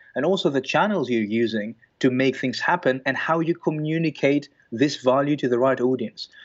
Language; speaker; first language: English; non-native, fluent; Greek